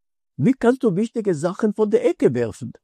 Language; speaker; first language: German; non-native, fluent; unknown